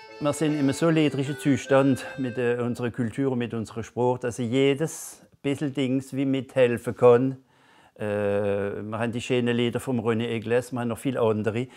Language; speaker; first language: German; non-native, local second language; French